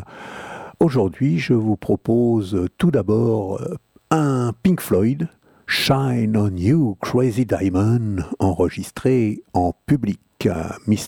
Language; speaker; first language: French; native; French